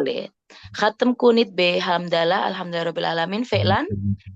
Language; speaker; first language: Persian; non-native, fluent; Indonesian